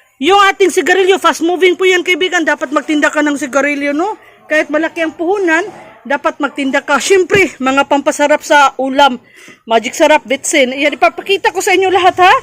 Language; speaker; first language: Filipino; non-native, local second language; Cebuano